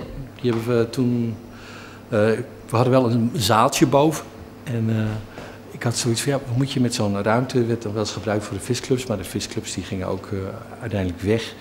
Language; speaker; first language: Dutch; native; Dutch